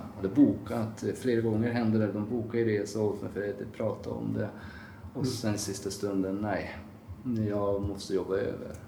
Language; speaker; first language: Swedish; non-native, fluent; Persian